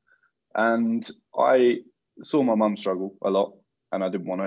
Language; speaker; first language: English; native; English